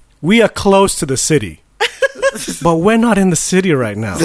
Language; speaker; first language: English; native; English